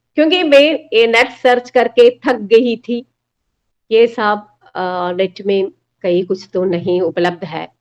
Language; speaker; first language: Hindi; non-native, local second language; Malayalam